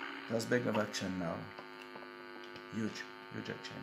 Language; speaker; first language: English; non-native, learner; French